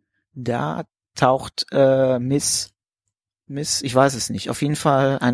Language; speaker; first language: German; native; German